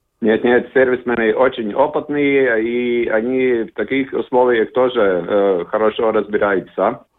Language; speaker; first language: Russian; non-native, learner; Latvian